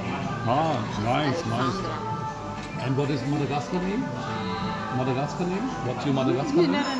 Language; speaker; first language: English; non-native, learner; German